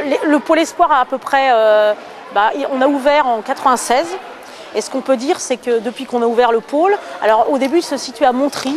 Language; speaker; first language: French; native; French